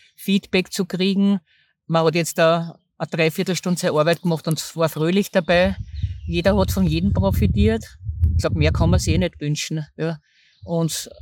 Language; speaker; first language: German; native; German